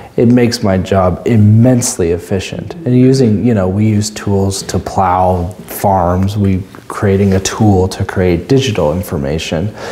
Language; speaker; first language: English; native; English